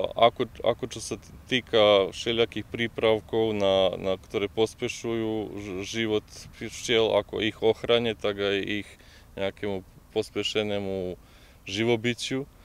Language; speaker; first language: Slovak; native; Slovak